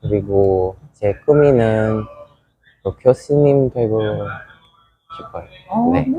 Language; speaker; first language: Korean; non-native, learner; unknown